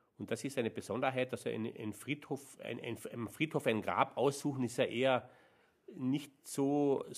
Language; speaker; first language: German; native; German